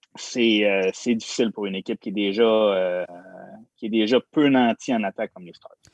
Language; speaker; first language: French; native; French